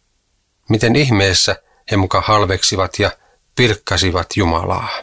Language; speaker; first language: Finnish; native; Finnish